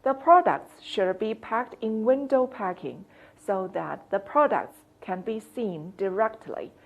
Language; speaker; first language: English; non-native, fluent; Chinese